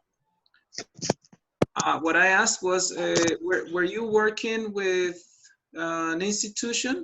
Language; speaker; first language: English; non-native, fluent; Spanish